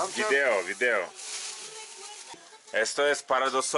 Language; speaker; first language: Spanish; non-native, learner; Russian